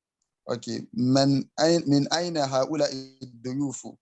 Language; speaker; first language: Arabic; non-native, learner; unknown